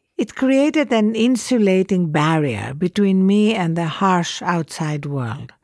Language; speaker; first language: English; non-native, fluent; Greek